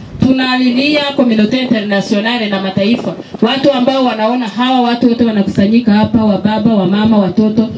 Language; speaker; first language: Swahili; non-native, local second language; Kinyarwanda